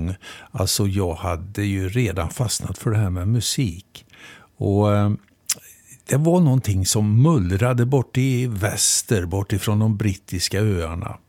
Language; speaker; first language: Swedish; native; Swedish